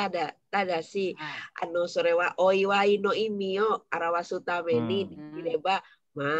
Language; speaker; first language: Japanese; non-native, learner; Indonesian